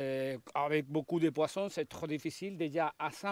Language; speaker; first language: French; non-native, learner; Spanish